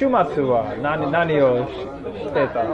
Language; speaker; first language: Japanese; non-native, learner; English